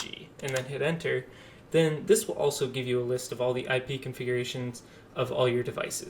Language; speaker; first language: English; native; English